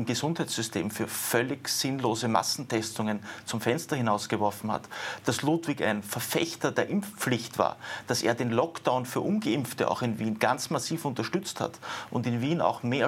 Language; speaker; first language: German; native; German